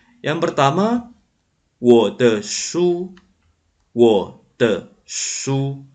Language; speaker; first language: Chinese; non-native, fluent; Indonesian